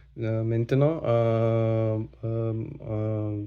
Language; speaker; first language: French; non-native, learner; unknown